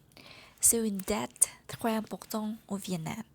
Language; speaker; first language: French; non-native, learner; Vietnamese